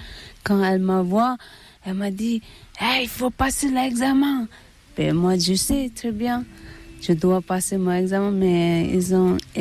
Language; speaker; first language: French; non-native, learner; Tibetan